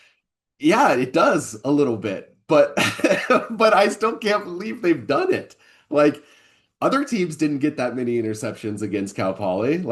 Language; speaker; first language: English; native; English